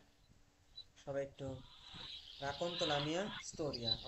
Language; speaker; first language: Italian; non-native, fluent; Bangla